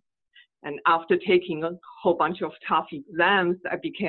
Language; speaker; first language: English; non-native, fluent; Chinese